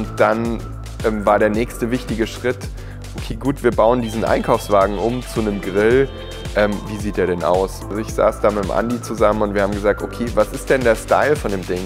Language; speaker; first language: German; native; German